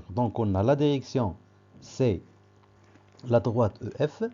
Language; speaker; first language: French; non-native, local second language; Arabic